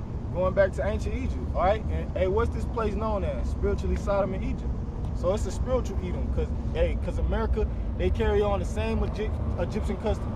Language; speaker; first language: English; native; English